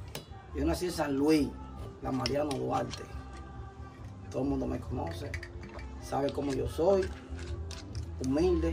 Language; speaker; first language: Spanish; native; Spanish